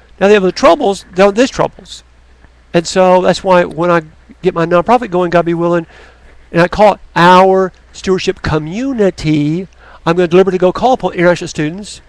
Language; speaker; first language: English; native; English